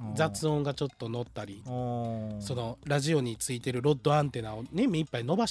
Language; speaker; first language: Japanese; native; Japanese